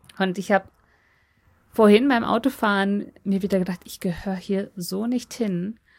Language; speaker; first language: German; early bilingual, other home language; Polish